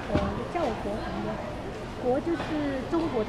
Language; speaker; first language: Chinese; native; Chinese